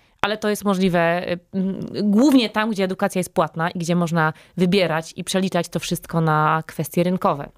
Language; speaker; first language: Polish; native; Polish